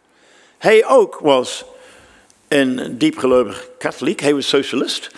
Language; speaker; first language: Dutch; non-native, fluent; English